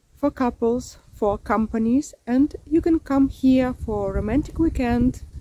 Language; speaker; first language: English; non-native, fluent; Russian